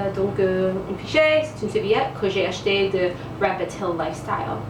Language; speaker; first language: French; non-native, learner; English